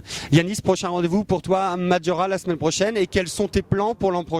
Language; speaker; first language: French; native; French